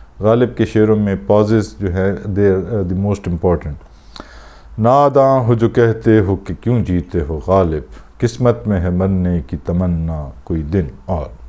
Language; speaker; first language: Urdu; non-native, local second language; Pashto